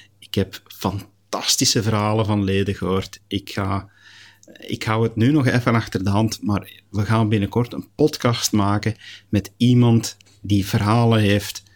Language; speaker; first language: Dutch; native; Dutch